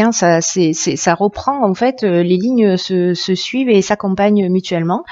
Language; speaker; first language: French; native; French